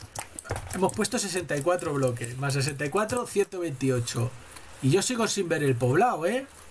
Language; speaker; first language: Spanish; native; Spanish